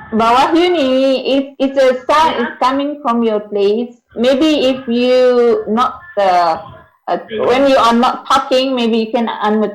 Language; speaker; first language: English; non-native, learner; Indonesian